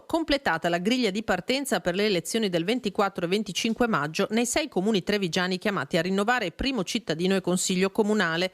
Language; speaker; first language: Italian; native; Italian